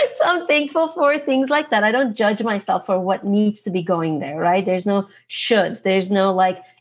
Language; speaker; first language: English; non-native, fluent; Turkish